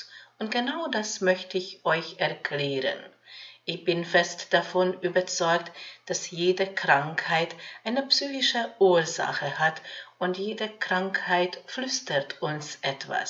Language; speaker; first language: German; non-native, fluent; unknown